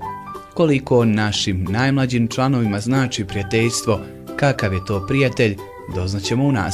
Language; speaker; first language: Croatian; native; Croatian